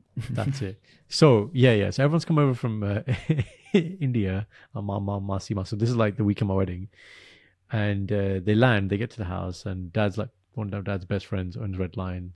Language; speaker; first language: English; early bilingual, other home language; Punjabi